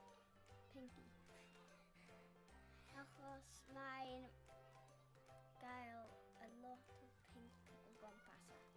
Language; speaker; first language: Welsh; non-native, local second language; English